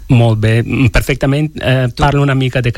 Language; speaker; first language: Catalan; non-native, learner; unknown